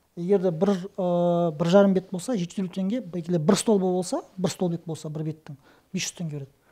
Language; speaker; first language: Kazakh; non-native, local second language; Russian